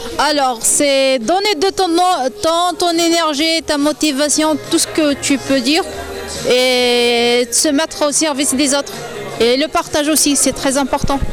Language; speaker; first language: French; non-native, local second language; Arabic